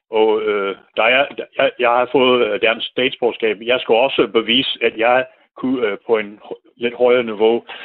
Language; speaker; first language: Danish; non-native, fluent; English